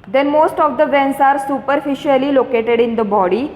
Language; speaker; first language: English; non-native, local second language; Marathi